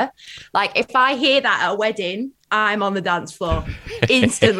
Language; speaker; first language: English; native; English